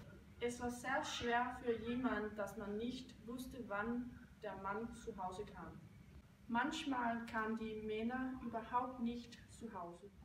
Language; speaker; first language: German; non-native, learner; Danish